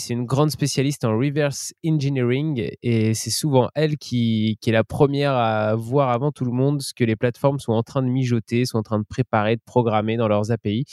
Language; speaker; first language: French; native; French